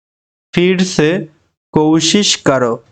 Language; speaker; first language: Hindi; non-native, fluent; Bangla